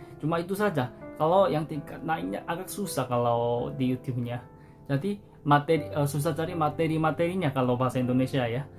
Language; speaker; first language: Indonesian; non-native, fluent; Korean